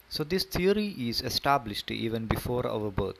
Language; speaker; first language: English; non-native, local second language; Malayalam